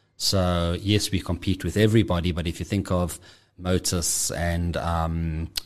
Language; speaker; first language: English; native; English